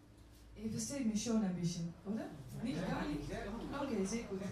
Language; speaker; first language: German; non-native, fluent; Dutch